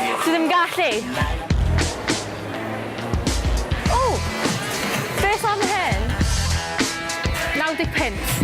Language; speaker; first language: Welsh; non-native, local second language; English